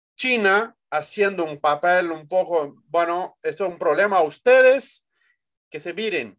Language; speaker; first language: Spanish; non-native, fluent; Portuguese